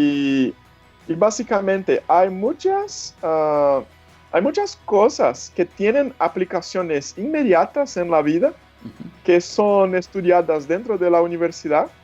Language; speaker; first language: Spanish; non-native, fluent; Portuguese